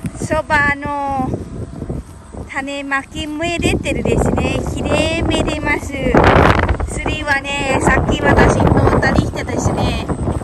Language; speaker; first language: Japanese; non-native, learner; Lao